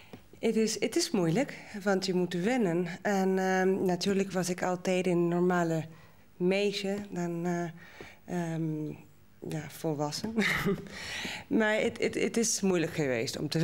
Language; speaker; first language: Dutch; non-native, learner; Spanish